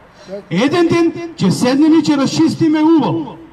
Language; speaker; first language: Macedonian; native; Macedonian